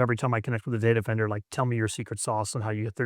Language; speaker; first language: English; native; English